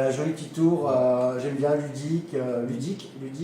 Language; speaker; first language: French; native; French